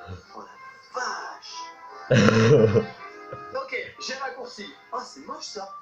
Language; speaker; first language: French; native; French